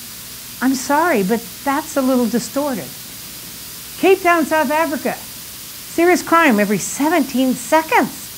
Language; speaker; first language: English; native; English